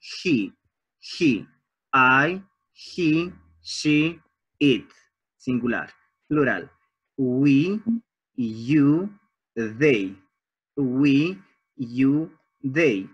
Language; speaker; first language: English; non-native, fluent; Spanish